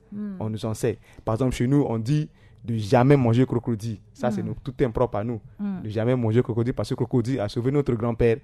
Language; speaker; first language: French; non-native, local second language; Sango